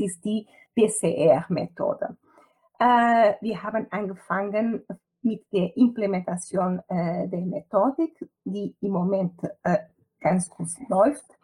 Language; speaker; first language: German; non-native, fluent; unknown